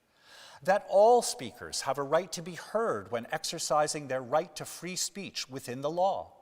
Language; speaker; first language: English; native; English